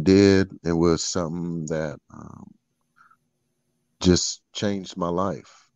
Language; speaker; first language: English; early bilingual, other home language; Filipino